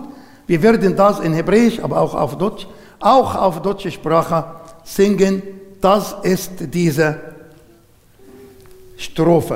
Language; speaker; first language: German; non-native, learner; Arabic